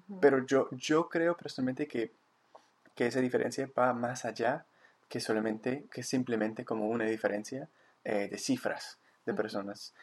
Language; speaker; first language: Spanish; non-native, fluent; English